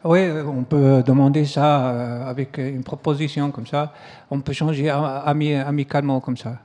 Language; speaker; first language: French; non-native, local second language; Arabic